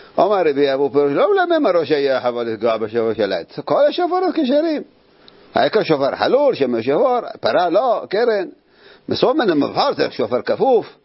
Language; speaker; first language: Hebrew; native; Hebrew